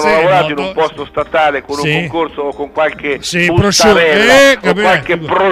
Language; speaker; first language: Italian; native; Italian